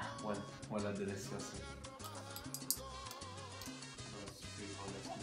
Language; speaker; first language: Spanish; non-native, learner; English